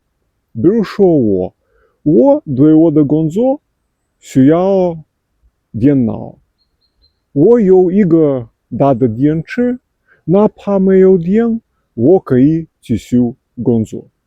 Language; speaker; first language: Chinese; non-native, fluent; Ukrainian